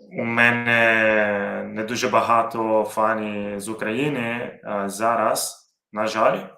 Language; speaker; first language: Ukrainian; non-native, learner; Italian